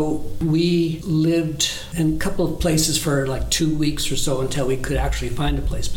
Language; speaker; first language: English; early bilingual, other home language; German